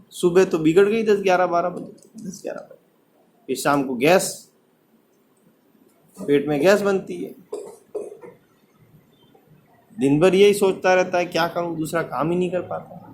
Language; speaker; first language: Hindi; native; Hindi